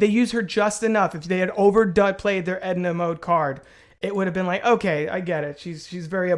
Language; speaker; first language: English; native; English